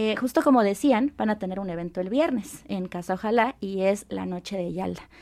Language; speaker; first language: Spanish; native; Spanish